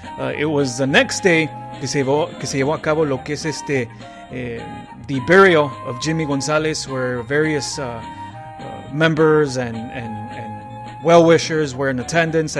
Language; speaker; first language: English; early bilingual, other home language; Spanish